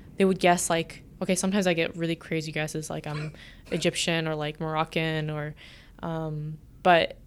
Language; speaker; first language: English; early bilingual, other home language; Chinese